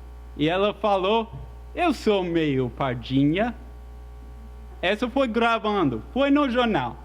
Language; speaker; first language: Portuguese; non-native, fluent; English